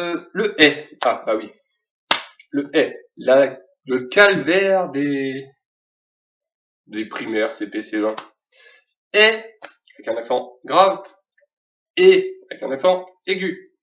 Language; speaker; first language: French; native; French